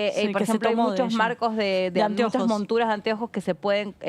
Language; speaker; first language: Spanish; native; Spanish